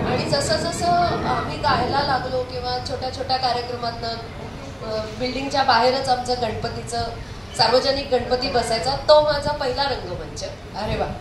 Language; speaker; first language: Marathi; non-native, local second language; Konkani